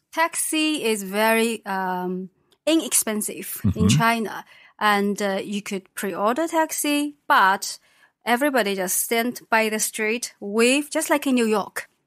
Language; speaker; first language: English; non-native, fluent; Chinese